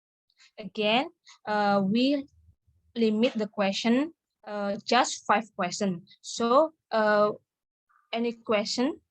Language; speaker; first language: English; non-native, learner; Indonesian